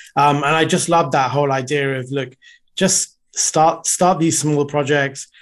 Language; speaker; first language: English; native; English